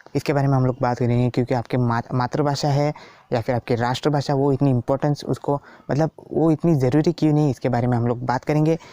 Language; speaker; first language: Hindi; non-native, local second language; Konkani